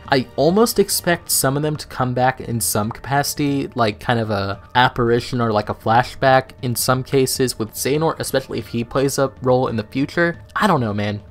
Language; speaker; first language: English; native; English